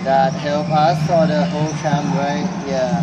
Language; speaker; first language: English; non-native, learner; Thai